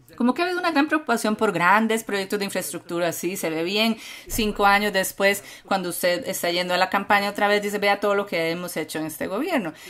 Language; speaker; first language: Spanish; non-native, fluent; English